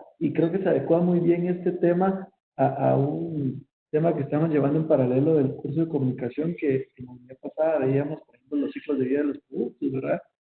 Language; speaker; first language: Spanish; native; Spanish